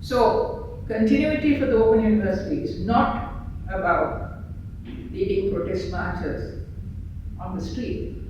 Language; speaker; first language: English; non-native, local second language; Sinhala